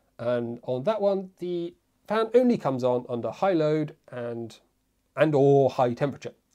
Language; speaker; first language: English; native; English